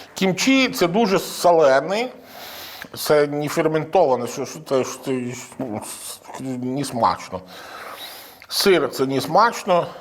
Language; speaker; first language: Ukrainian; non-native, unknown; Italian